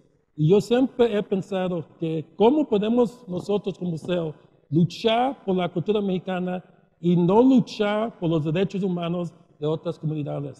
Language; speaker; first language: Spanish; early bilingual, heritage; Spanish